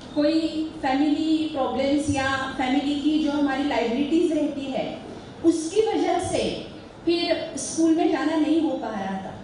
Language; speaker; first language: Hindi; non-native, local second language; Marathi